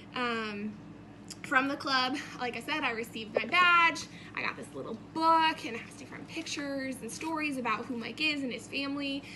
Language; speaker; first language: English; native; English